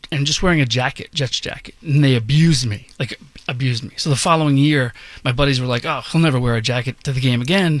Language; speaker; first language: English; native; English